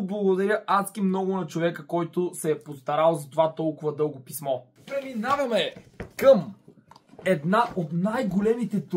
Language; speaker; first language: Bulgarian; native; Bulgarian